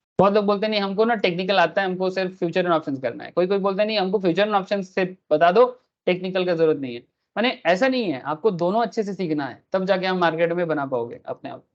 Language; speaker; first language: Hindi; non-native, local second language; Bangla